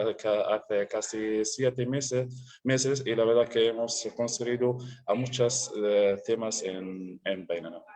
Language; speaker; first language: Spanish; non-native, learner; Arabic